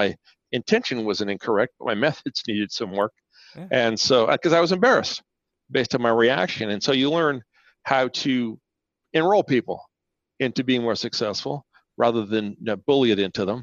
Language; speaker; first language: English; non-native, fluent; Spanish